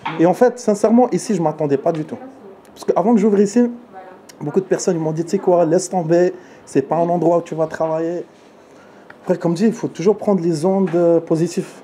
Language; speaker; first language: French; early bilingual, other home language; Arabic